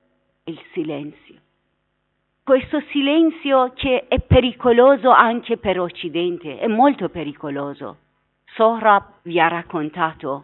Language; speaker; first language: Italian; non-native, fluent; Persian